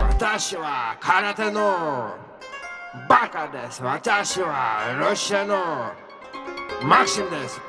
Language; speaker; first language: Japanese; non-native, learner; Russian